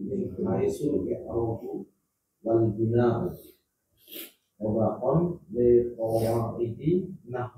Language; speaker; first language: Arabic; non-native, learner; Indonesian